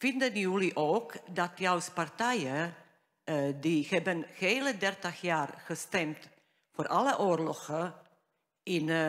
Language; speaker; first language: Dutch; non-native, fluent; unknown